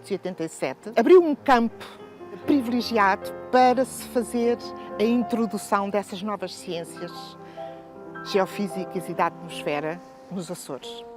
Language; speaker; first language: Portuguese; native; Portuguese